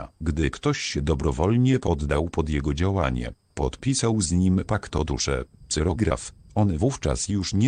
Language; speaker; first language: Polish; native; Polish